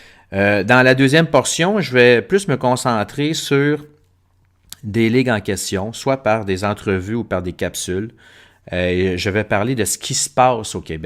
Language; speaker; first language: French; native; French